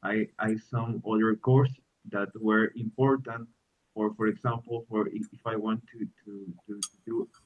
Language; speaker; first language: English; non-native, learner; Spanish